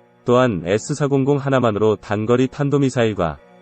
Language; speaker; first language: Korean; native; Korean